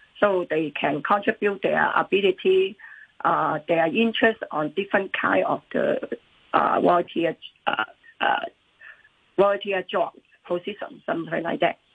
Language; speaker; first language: English; non-native, local second language; Cantonese